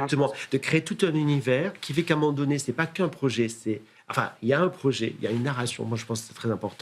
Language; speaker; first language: French; native; French